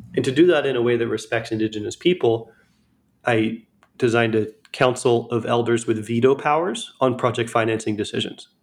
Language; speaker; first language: English; native; English